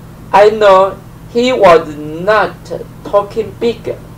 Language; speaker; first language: English; non-native, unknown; Chinese